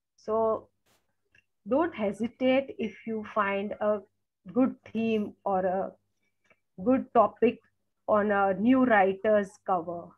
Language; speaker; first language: English; non-native, local second language; Gujarati